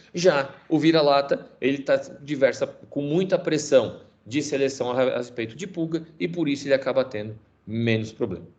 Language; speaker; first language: Portuguese; native; Portuguese